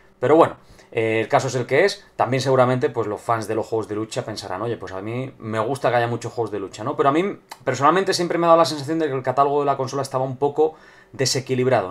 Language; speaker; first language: Spanish; native; Spanish